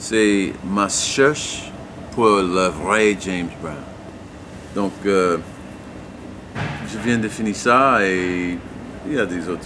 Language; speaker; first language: French; non-native, learner; English